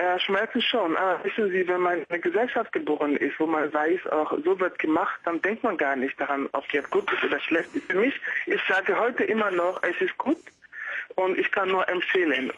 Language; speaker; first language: German; non-native, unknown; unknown